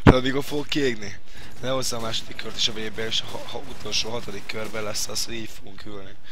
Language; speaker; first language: Hungarian; native; Hungarian